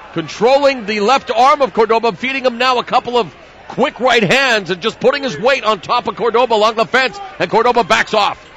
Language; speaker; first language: English; native; English